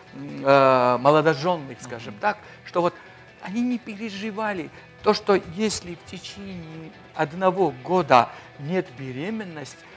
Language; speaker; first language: Russian; non-native, fluent; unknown